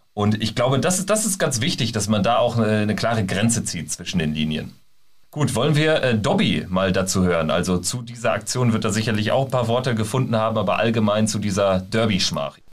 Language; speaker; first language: German; native; German